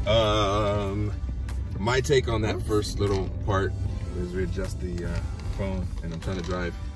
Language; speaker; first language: English; native; English